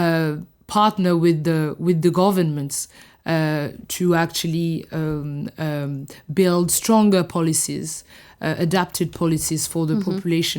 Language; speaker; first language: English; non-native, fluent; French